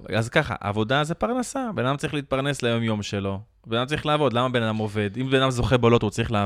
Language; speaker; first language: Hebrew; native; Hebrew